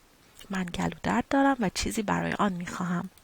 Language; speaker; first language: Persian; native; Persian